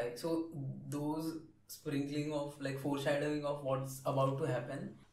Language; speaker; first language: English; non-native, local second language; Telugu